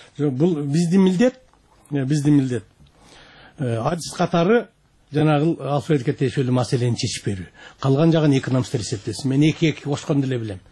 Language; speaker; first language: Kyrgyz; native; Kyrgyz